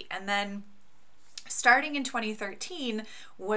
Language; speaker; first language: English; native; English